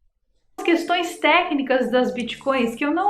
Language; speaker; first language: Portuguese; native; Portuguese